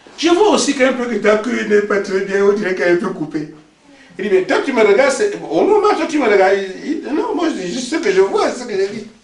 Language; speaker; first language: French; non-native, local second language; Basaa